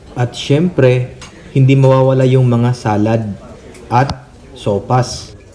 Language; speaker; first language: Filipino; non-native, local second language; Cebuano